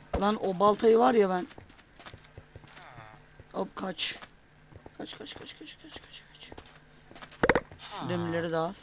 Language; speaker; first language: Turkish; native; Turkish